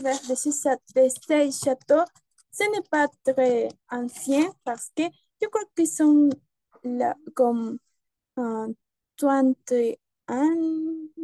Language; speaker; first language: French; non-native, learner; Spanish